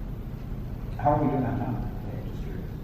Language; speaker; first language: English; native; English